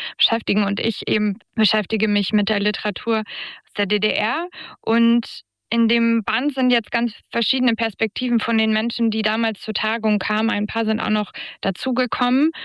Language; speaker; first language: German; native; German